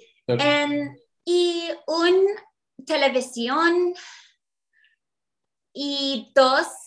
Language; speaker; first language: Spanish; non-native, learner; English